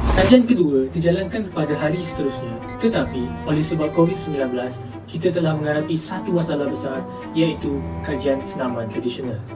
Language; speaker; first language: Malay; non-native, local second language; Chinese